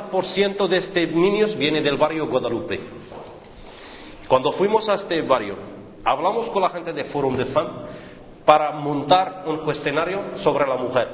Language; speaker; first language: Spanish; non-native, fluent; Arabic